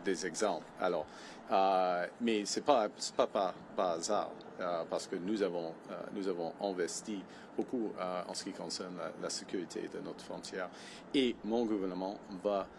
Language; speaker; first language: French; non-native, local second language; English